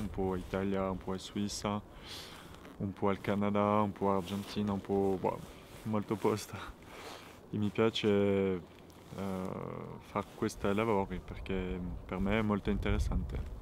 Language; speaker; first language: Italian; non-native, fluent; French